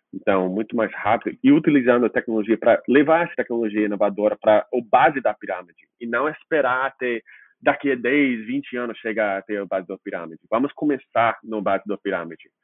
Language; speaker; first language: Portuguese; non-native, fluent; English